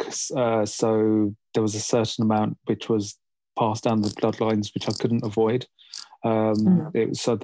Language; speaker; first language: English; native; English